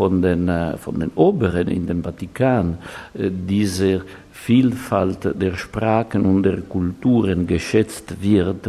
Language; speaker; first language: German; non-native, fluent; Italian